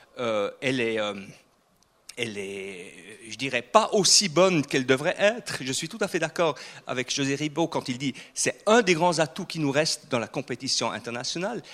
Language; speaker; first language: French; non-native, fluent; Swiss German